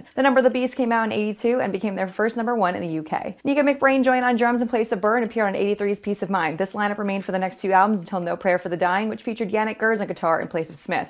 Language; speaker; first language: English; native; English